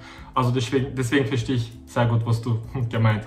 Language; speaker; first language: German; non-native, fluent; Turkish